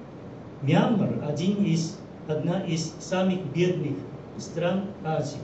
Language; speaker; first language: Russian; non-native, fluent; Japanese